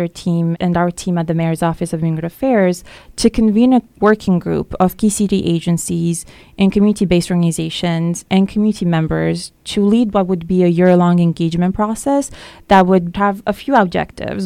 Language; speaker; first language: English; non-native, fluent; French